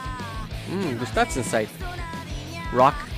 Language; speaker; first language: Basque; non-native, learner; English